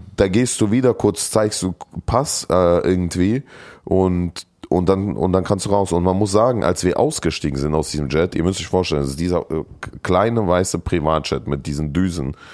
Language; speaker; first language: German; early bilingual, other home language; Russian